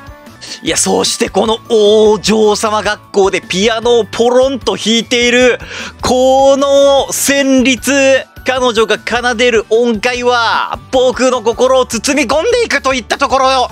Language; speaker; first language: Japanese; native; Japanese